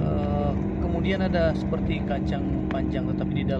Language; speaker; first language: Indonesian; native; Indonesian